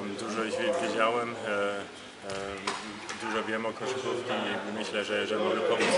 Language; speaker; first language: Polish; early bilingual, heritage; German